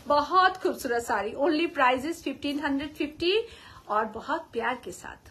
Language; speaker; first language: Hindi; non-native, local second language; Bangla